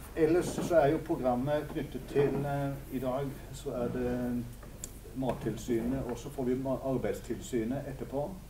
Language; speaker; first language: Norwegian; native; Norwegian